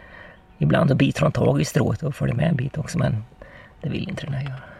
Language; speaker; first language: Swedish; native; Swedish